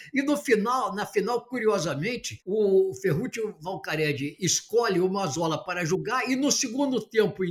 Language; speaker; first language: Portuguese; native; Portuguese